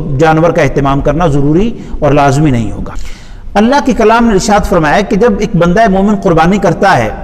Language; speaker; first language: Urdu; non-native, local second language; Punjabi